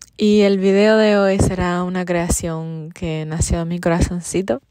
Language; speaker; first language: Spanish; native; Spanish